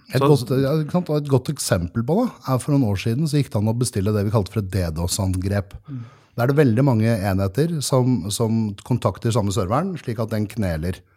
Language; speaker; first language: Norwegian; native; Norwegian